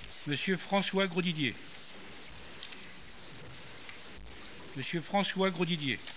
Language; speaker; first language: French; native; French